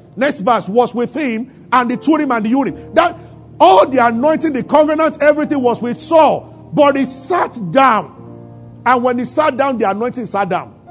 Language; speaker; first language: English; non-native, local second language; Yoruba